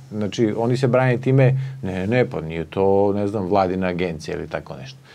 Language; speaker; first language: Serbian; native; Serbian